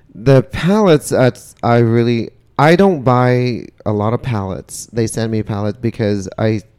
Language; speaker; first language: English; non-native, fluent; Vietnamese